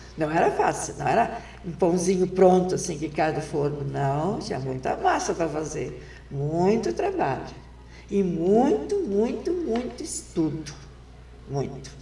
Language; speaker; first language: Portuguese; non-native, local second language; German